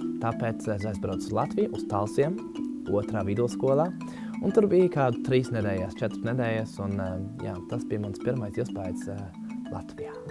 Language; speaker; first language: Latvian; non-native, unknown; German